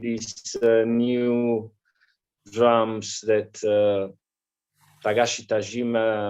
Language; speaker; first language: English; non-native, fluent; Italian